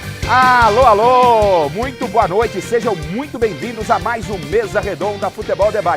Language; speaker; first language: Portuguese; native; Portuguese